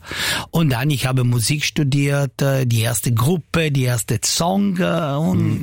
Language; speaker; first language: German; non-native, local second language; Italian